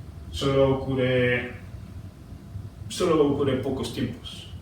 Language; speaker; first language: Spanish; non-native, fluent; English